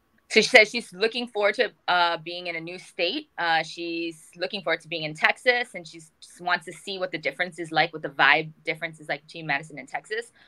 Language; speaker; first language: English; early bilingual, other home language; Korean